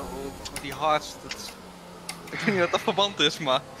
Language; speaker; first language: Dutch; native; Dutch